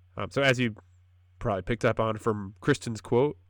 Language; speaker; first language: English; native; English